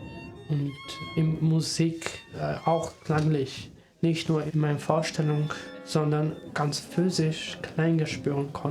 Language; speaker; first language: German; non-native, fluent; Armenian